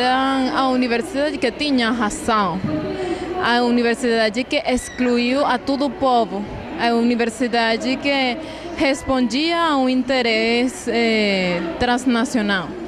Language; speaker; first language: Portuguese; non-native, fluent; Spanish